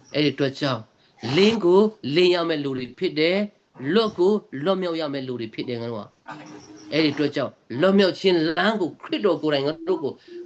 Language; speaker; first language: Burmese; native; Burmese